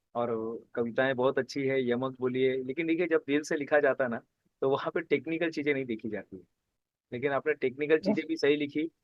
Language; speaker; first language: Hindi; native; Hindi